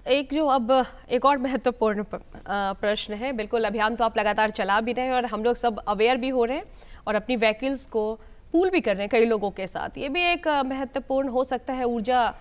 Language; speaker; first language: Hindi; native; Hindi